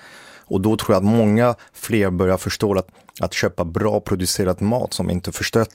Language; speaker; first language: Swedish; native; Swedish